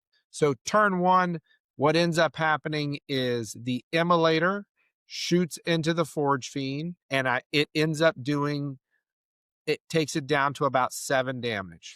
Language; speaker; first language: English; native; English